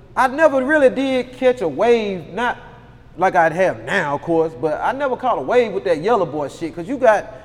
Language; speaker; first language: English; native; English